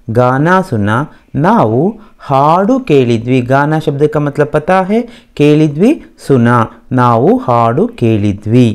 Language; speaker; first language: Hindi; non-native, local second language; Kannada